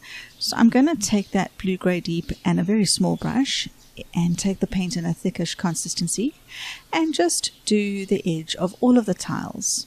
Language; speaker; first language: English; native; English